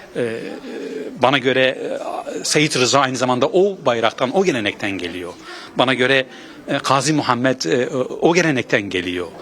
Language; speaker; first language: Turkish; non-native, local second language; Kurdish